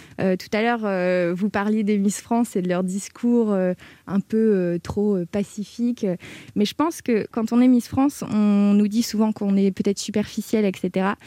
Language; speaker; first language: French; native; French